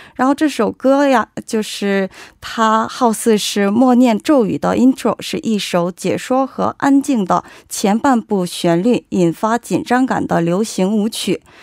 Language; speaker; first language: Chinese; non-native, fluent; Korean